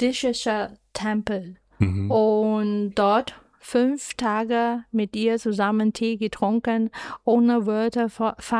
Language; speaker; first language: German; non-native, fluent; Chinese